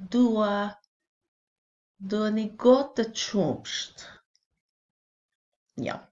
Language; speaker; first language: Albanian; non-native, learner; English